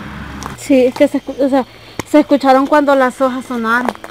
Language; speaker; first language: Spanish; native; Spanish